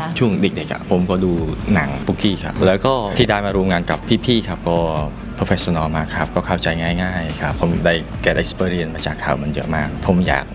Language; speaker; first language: Thai; non-native, learner; Khmer